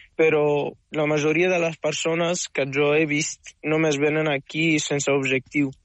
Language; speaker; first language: Catalan; non-native, fluent; Arabic